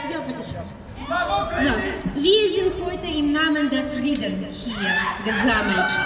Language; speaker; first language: German; non-native, fluent; Russian